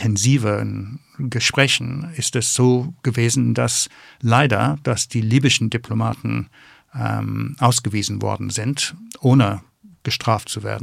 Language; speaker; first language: German; non-native, fluent; English